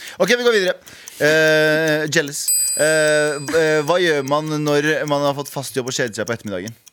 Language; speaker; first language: Norwegian; early bilingual, other home language; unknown